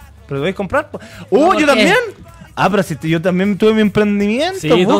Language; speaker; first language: Spanish; native; Spanish